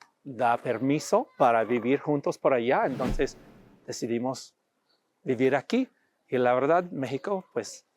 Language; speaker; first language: Spanish; non-native, fluent; English